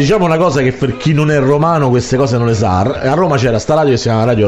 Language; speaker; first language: Italian; native; Italian